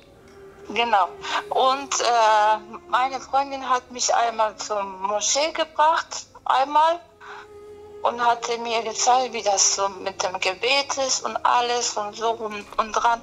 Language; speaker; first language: German; early bilingual, other home language; Polish